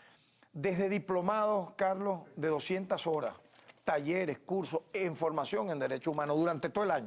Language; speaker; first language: Spanish; native; Spanish